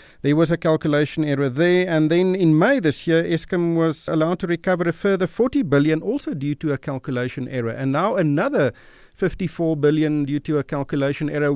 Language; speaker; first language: English; non-native, local second language; Afrikaans